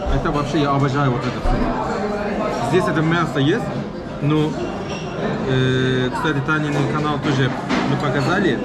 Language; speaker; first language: Russian; non-native, learner; Turkish